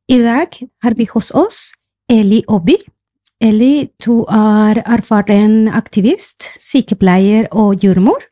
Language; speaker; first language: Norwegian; non-native, fluent; Spanish